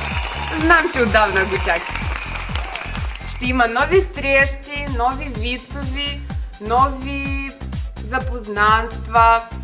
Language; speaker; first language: Bulgarian; early bilingual, heritage; Bulgarian